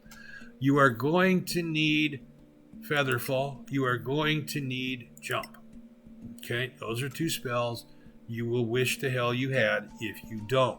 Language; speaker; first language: English; native; English